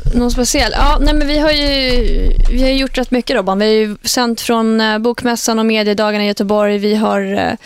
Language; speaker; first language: Swedish; native; Swedish